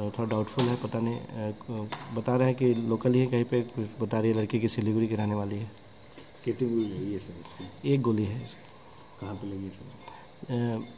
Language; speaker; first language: Hindi; native; Hindi